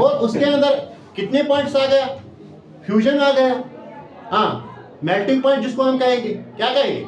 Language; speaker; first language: Hindi; non-native, local second language; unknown